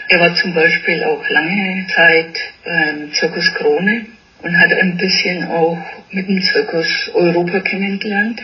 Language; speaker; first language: German; early bilingual, other home language; Italian